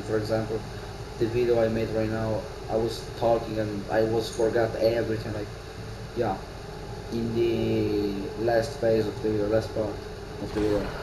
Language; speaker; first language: English; non-native, learner; Italian